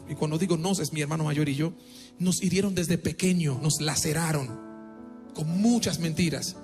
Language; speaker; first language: Spanish; non-native, fluent; Haitian Creole